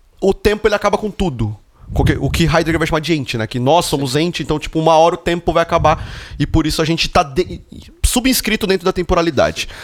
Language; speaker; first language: Portuguese; native; Portuguese